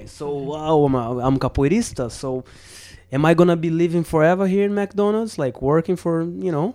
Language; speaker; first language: English; non-native, fluent; Portuguese